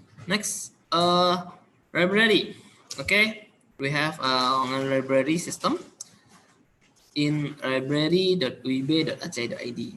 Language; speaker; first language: English; non-native, learner; Indonesian